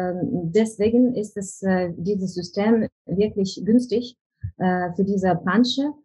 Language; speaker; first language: German; non-native, fluent; Ukrainian